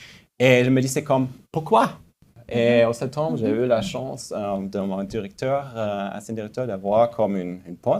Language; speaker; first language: French; non-native, fluent; German